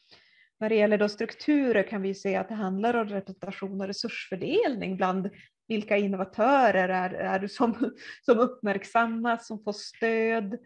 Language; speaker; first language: Swedish; native; Swedish